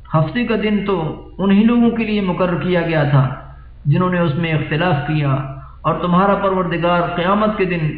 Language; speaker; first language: Urdu; native; Urdu